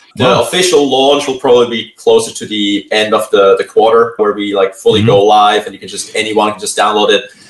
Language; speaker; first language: English; non-native, fluent; Swiss German